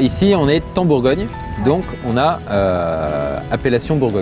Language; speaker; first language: French; native; French